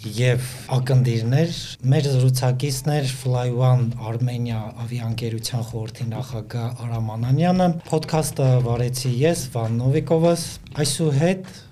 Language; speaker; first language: Armenian; native; Armenian